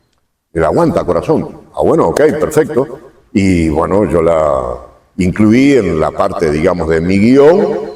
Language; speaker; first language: Spanish; native; Spanish